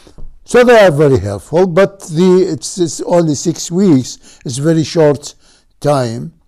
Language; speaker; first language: English; non-native, fluent; Arabic